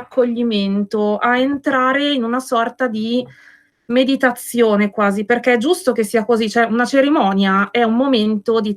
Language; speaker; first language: Italian; native; Italian